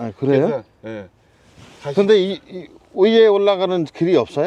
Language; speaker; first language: Korean; non-native, learner; Bangla